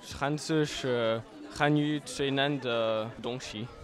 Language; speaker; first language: Chinese; non-native, learner; French